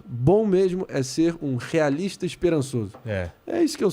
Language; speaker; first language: Portuguese; native; Portuguese